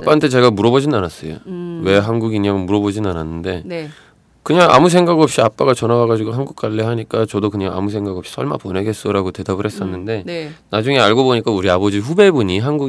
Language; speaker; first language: Korean; non-native, fluent; Turkish